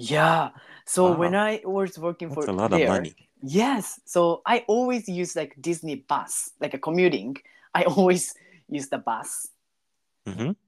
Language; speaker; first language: English; non-native, learner; Japanese